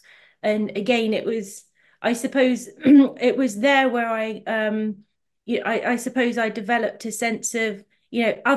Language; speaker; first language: English; native; English